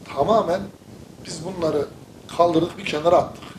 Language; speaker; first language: Turkish; native; Turkish